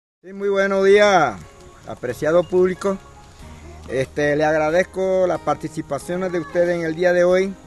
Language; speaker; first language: Spanish; non-native, local second language; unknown